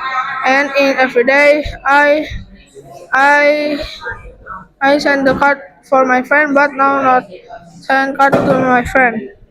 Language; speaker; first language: English; non-native, learner; Indonesian